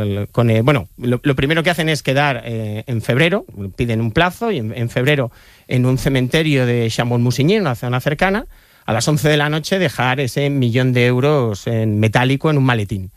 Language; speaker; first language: Spanish; native; Spanish